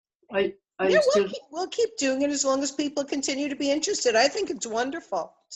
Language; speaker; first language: English; native; English